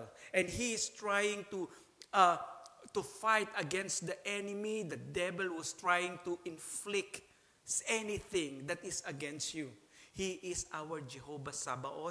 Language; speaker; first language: English; non-native, local second language; Filipino